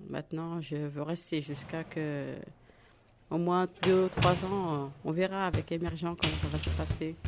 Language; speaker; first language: French; non-native, learner; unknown